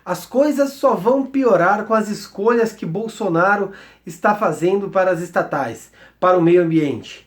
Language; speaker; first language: Portuguese; native; Portuguese